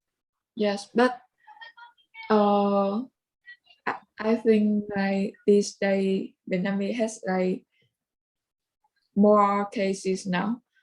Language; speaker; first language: English; non-native, learner; Vietnamese